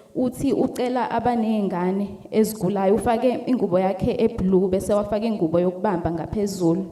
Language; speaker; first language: Zulu; native; Zulu